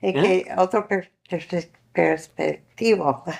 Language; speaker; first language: Spanish; non-native, fluent; English